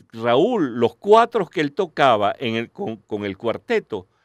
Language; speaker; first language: Spanish; native; Spanish